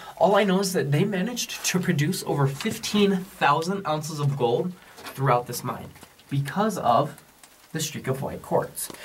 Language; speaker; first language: English; native; English